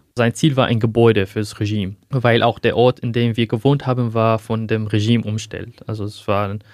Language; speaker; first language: German; non-native, fluent; Arabic